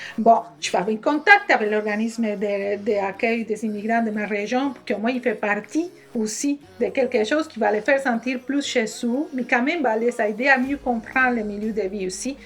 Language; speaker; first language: French; non-native, fluent; Spanish